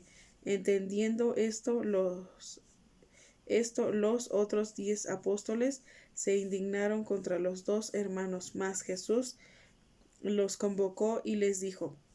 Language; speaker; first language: Spanish; native; Spanish